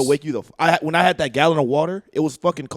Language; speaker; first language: English; native; English